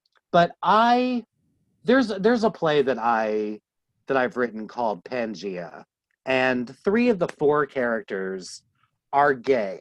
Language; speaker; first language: English; native; English